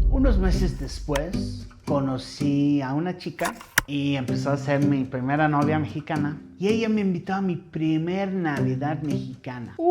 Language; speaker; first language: Spanish; non-native, fluent; English